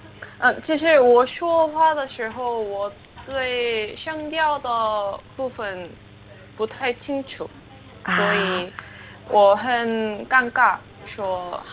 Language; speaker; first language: Chinese; non-native, learner; Korean